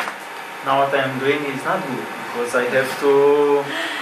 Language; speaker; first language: English; non-native, learner; Romanian